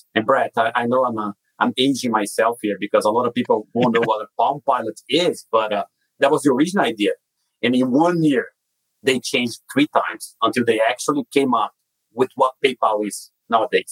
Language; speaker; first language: English; non-native, fluent; Portuguese